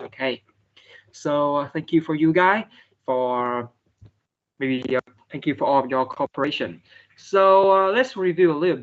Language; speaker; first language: English; non-native, fluent; Vietnamese